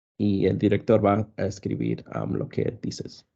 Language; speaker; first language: Spanish; early bilingual, other home language; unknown